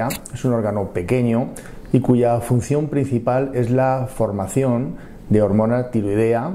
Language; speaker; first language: Spanish; native; Spanish